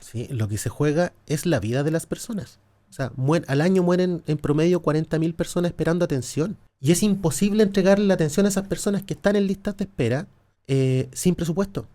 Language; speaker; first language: Spanish; native; Spanish